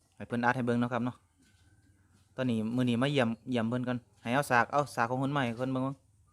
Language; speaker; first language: Thai; native; Thai